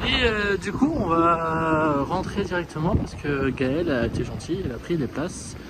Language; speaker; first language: French; native; French